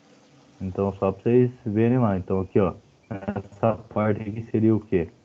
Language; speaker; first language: Portuguese; native; Portuguese